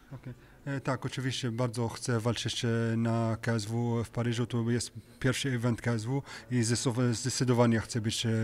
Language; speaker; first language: Polish; non-native, learner; French